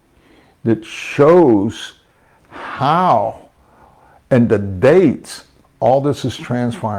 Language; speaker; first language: English; native; English